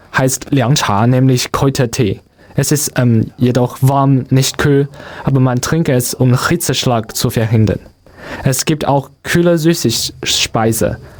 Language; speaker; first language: German; non-native, learner; Chinese